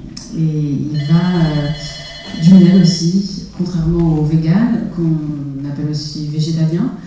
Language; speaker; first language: French; native; French